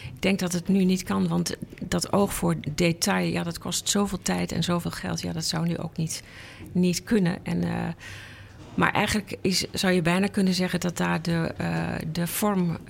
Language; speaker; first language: Dutch; native; Dutch